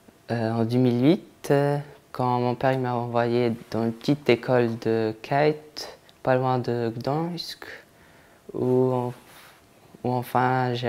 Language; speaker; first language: French; non-native, fluent; Polish